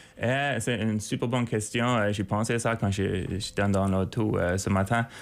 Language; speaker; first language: French; non-native, fluent; Swedish